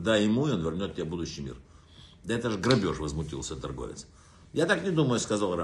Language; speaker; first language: Russian; native; Russian